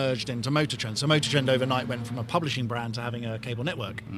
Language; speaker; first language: English; native; English